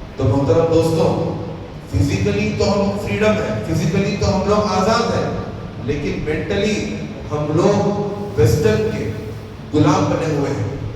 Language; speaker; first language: Urdu; native; Urdu